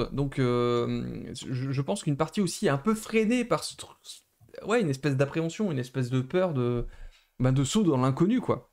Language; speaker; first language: French; native; French